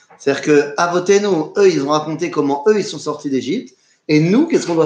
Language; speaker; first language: French; native; French